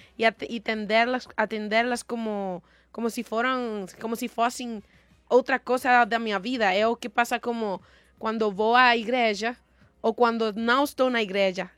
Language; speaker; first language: Portuguese; non-native, learner; Spanish